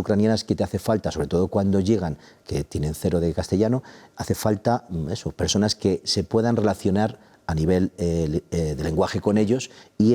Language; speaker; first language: Spanish; native; Spanish